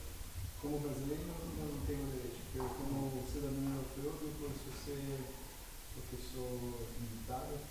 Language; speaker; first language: Spanish; non-native, learner; Portuguese